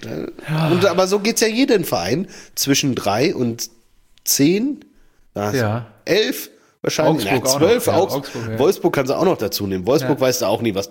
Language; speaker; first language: German; native; German